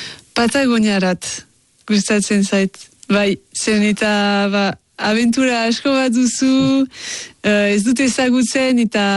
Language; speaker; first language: Basque; non-native, local second language; French